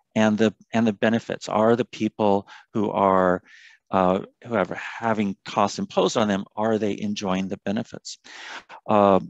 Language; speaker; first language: English; native; English